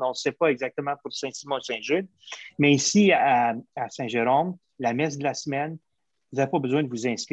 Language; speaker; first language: French; native; French